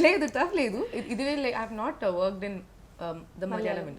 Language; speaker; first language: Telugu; non-native, learner; Malayalam